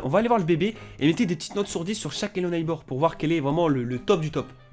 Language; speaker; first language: French; native; French